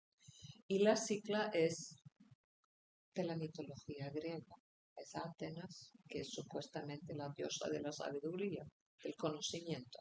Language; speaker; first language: Spanish; non-native, fluent; Icelandic